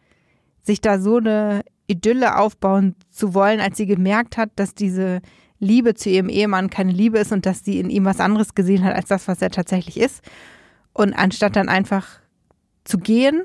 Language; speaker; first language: German; native; German